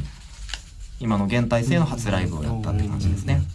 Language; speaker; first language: Japanese; native; Japanese